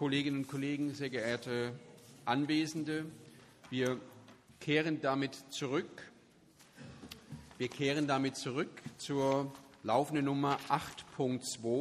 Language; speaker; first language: German; native; German